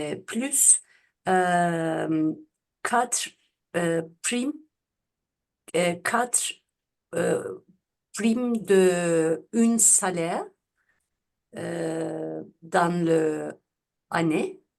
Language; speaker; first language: French; non-native, learner; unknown